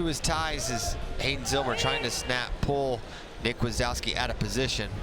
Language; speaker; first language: English; native; English